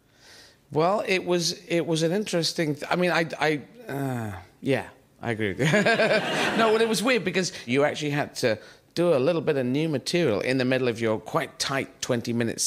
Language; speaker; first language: English; native; English